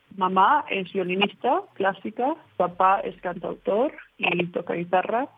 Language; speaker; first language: Spanish; early bilingual, heritage; English